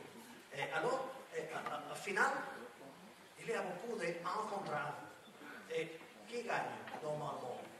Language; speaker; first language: French; non-native, learner; Spanish